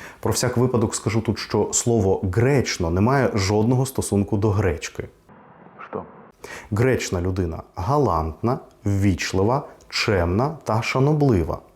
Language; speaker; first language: Ukrainian; non-native, local second language; Russian